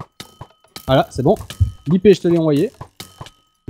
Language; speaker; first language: French; native; French